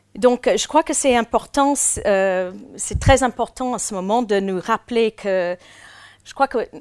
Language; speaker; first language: French; non-native, fluent; English